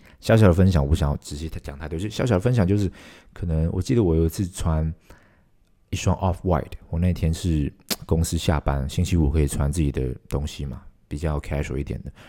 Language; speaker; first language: Chinese; non-native, local second language; Cantonese